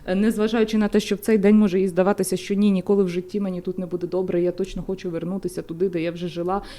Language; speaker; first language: Ukrainian; native; Ukrainian